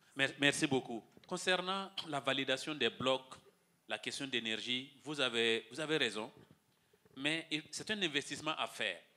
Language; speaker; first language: French; non-native, local second language; Mossi